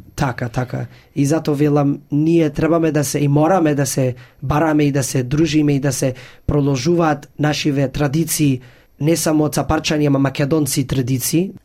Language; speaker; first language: Macedonian; early bilingual, heritage; Macedonian